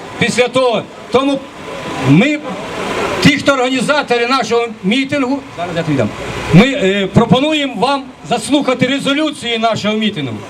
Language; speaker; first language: Ukrainian; native; Ukrainian